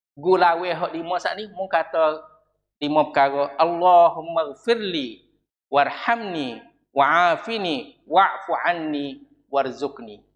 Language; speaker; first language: Malay; native; Malay